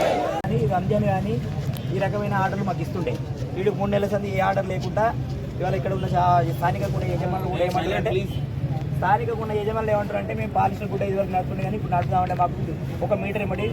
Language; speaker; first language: Telugu; native; Telugu